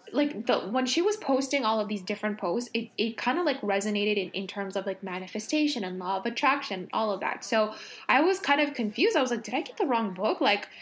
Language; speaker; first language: English; native; English